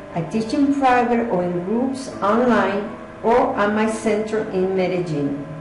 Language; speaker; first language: English; early bilingual, other home language; Spanish